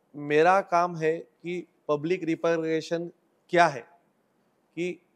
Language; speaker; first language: Hindi; non-native, local second language; Marathi